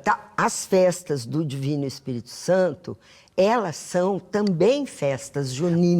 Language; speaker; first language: Portuguese; native; Portuguese